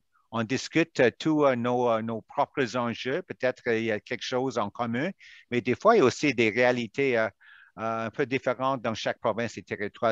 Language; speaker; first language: French; non-native, local second language; English